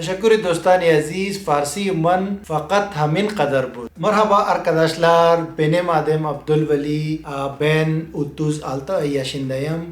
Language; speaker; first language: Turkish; non-native, learner; Pashto